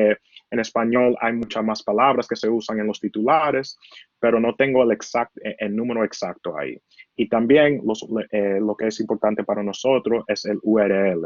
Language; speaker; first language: Spanish; early bilingual, heritage; Spanish